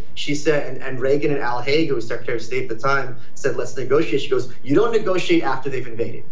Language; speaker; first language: English; early bilingual, other home language; Ukrainian